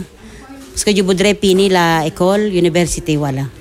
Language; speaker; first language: French; non-native, learner; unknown